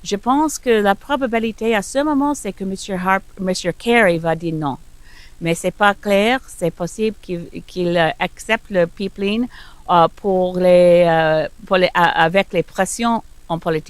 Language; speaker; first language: French; non-native, learner; English